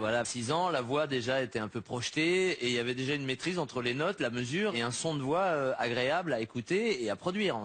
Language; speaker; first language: French; native; French